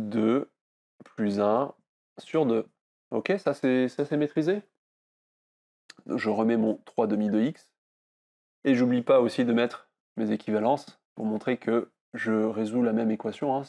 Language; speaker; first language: French; native; French